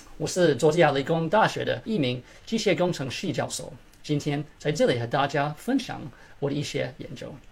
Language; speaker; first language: Chinese; early bilingual, heritage; Chinese